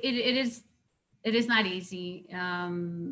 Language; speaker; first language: English; non-native, fluent; Spanish